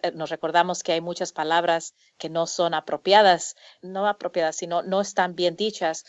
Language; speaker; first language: Spanish; early bilingual, heritage; Spanish